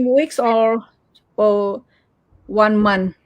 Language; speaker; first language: English; non-native, learner; Indonesian